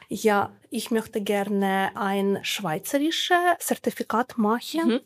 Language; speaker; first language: German; non-native, learner; Ukrainian